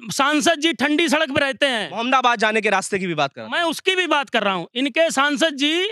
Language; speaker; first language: Hindi; native; Hindi